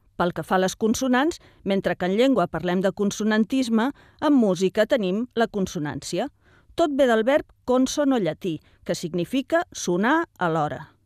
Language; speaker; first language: Catalan; native; Catalan